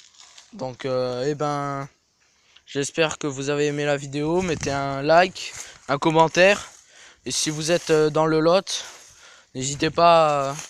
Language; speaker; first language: French; native; French